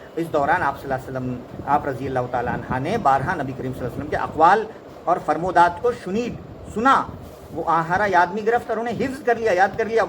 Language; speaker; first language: Urdu; native; Urdu